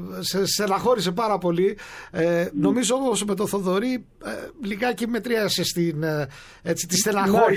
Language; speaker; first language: Greek; native; Greek